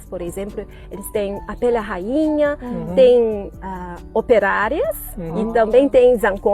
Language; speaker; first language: Portuguese; non-native, fluent; Chinese